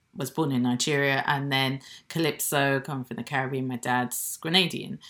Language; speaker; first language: English; native; English